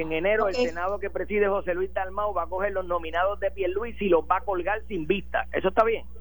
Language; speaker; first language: Spanish; native; Spanish